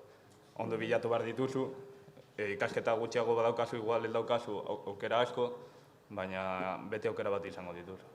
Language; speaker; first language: Basque; non-native, local second language; Spanish